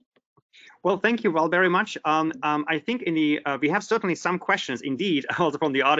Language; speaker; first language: English; non-native, fluent; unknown